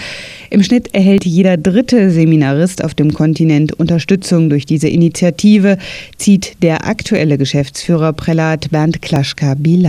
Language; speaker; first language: German; native; German